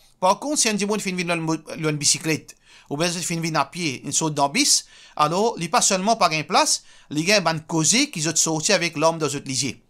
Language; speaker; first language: French; non-native, local second language; Morisyen